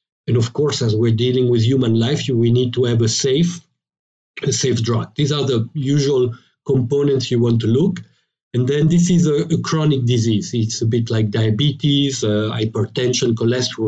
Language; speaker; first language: English; non-native, fluent; French